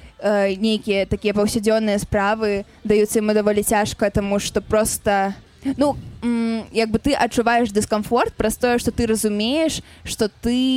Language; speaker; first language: Belarusian; non-native, local second language; Russian